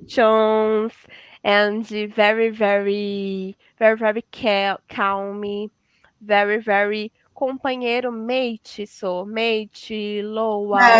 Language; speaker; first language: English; non-native, learner; Portuguese